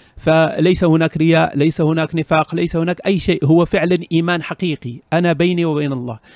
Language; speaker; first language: Arabic; native; Arabic